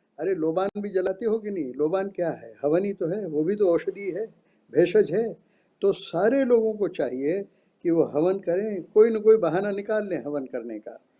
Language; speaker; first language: Hindi; native; Hindi